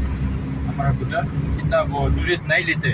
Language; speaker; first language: Hindi; non-native, fluent; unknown